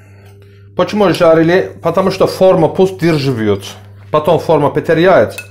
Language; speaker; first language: Russian; non-native, learner; Turkish